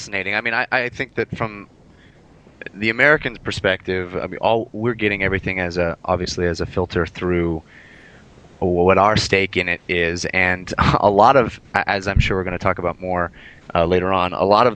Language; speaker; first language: English; native; English